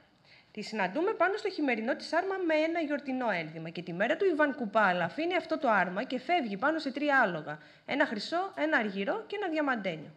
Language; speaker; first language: Greek; native; Greek